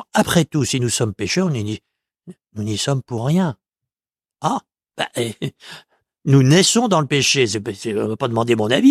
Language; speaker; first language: French; native; French